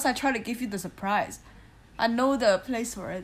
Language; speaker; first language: English; non-native, local second language; Cantonese